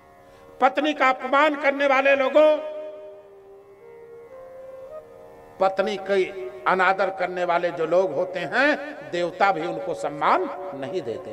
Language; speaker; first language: Hindi; native; Hindi